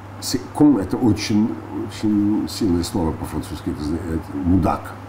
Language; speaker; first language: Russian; non-native, fluent; French